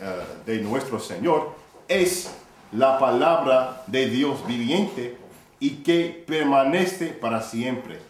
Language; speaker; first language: Spanish; non-native, fluent; English